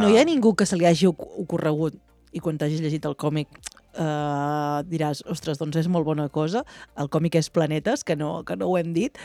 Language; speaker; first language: Catalan; native; Catalan